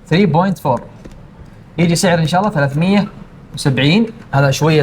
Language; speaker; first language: Arabic; native; Arabic